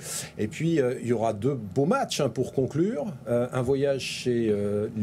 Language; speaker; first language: French; native; French